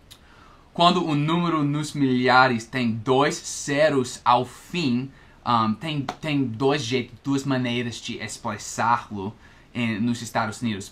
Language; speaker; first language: Portuguese; non-native, fluent; English